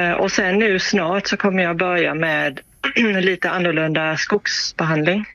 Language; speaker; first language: Swedish; early bilingual, heritage; Swedish